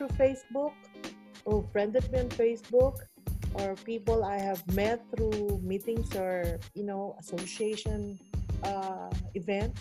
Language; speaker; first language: English; non-native, local second language; Filipino